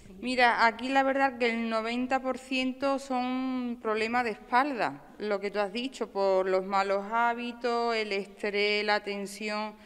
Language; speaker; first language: Spanish; native; Spanish